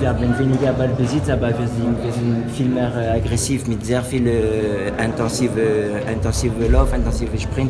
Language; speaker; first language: German; non-native, learner; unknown